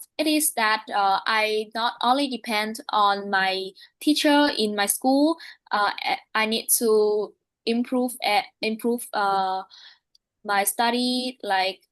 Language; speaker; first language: English; non-native, learner; Vietnamese